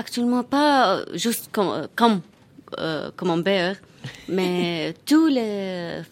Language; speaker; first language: French; non-native, learner; Arabic